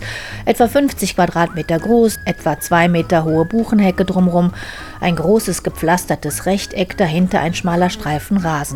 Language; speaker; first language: German; native; German